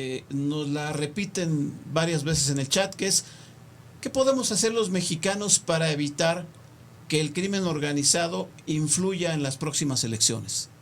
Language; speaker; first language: Spanish; native; Spanish